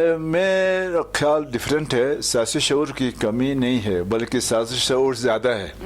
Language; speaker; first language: Urdu; non-native, local second language; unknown